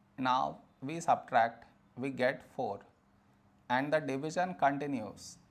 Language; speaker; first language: English; non-native, local second language; Telugu